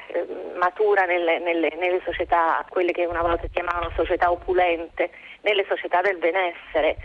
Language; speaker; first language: Italian; native; Italian